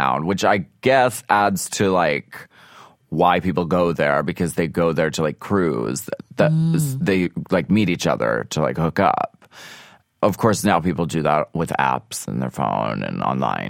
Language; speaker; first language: English; native; English